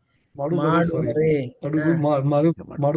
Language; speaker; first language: Kannada; non-native, learner; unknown